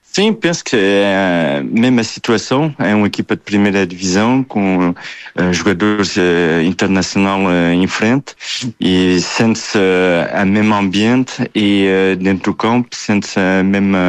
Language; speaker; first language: Portuguese; early bilingual, heritage; Portuguese